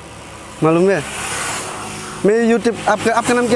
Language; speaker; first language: Hindi; non-native, local second language; Kok Borok